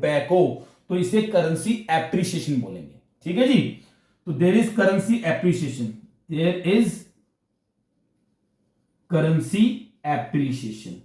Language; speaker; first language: Hindi; native; Hindi